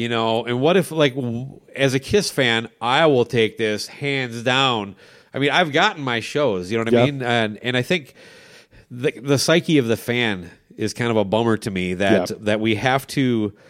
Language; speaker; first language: English; native; English